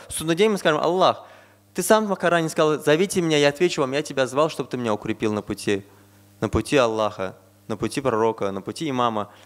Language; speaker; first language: Russian; non-native, fluent; Azerbaijani